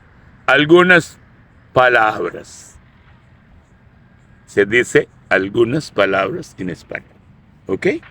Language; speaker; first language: Spanish; non-native, fluent; Urdu